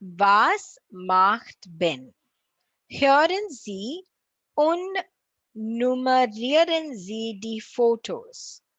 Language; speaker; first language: German; non-native, learner; Tamil